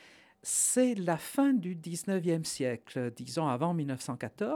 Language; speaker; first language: French; native; French